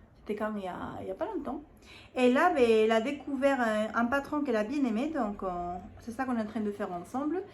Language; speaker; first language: French; non-native, fluent; Spanish